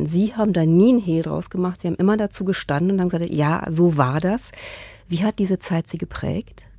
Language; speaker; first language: German; native; German